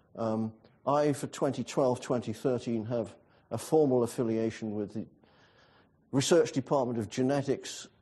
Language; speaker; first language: English; native; English